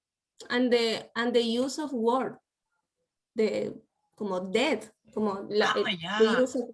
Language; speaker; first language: English; non-native, learner; Spanish